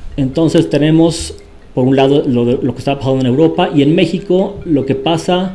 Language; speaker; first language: Spanish; native; Spanish